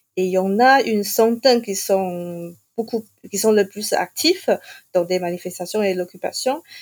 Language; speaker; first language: French; non-native, fluent; Chinese